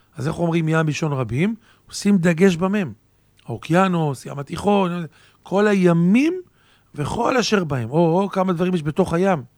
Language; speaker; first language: Hebrew; native; Hebrew